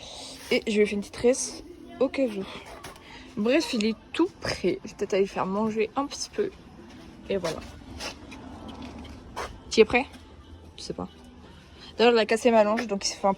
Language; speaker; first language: French; native; French